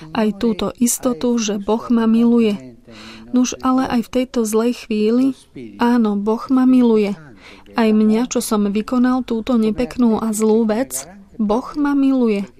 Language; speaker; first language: Slovak; native; Slovak